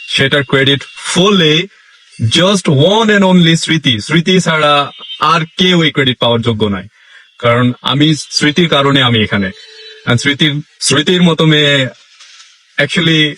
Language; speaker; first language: Bangla; early bilingual, heritage; Bangla